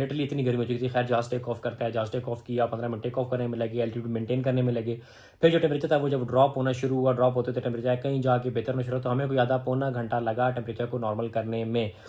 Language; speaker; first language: Urdu; native; Urdu